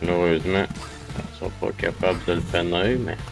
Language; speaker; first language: French; native; French